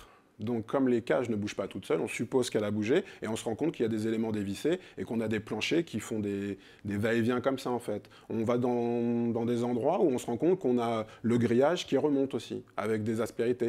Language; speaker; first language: French; native; French